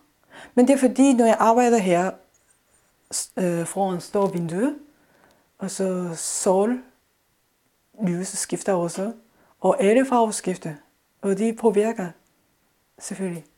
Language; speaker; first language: Danish; non-native, fluent; Japanese